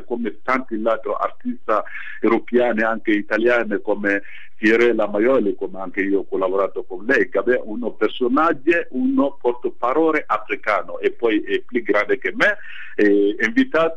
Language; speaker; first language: Italian; non-native, fluent; Bambara